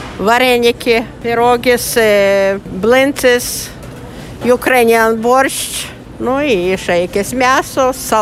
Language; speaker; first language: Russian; non-native, local second language; Ukrainian